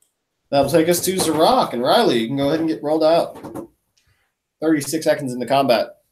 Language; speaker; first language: English; native; English